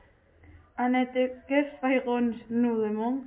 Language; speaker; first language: French; non-native, learner; Spanish